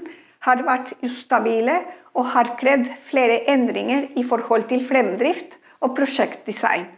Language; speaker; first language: Norwegian; non-native, fluent; Spanish